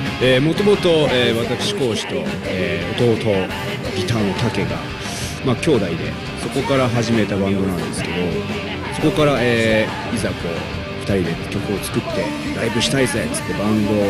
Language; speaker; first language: Japanese; native; Japanese